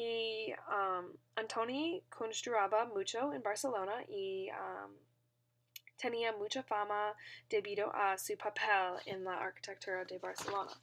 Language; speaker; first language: Spanish; non-native, learner; English